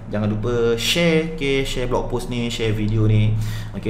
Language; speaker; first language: English; non-native, local second language; Malay